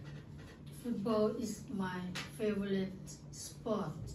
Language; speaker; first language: English; non-native, learner; Lao